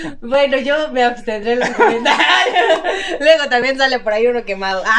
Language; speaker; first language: Spanish; native; Spanish